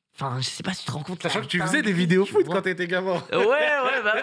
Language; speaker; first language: French; native; French